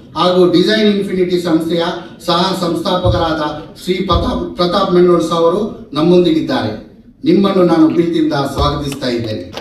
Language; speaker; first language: Kannada; non-native, local second language; Konkani